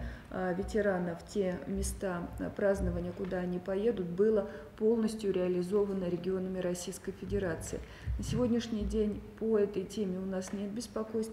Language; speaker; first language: Russian; native; Russian